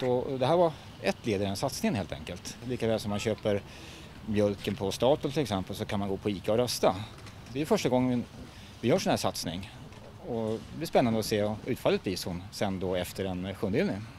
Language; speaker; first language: Swedish; native; Swedish